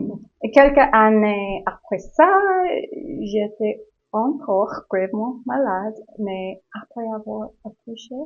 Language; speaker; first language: French; non-native, learner; English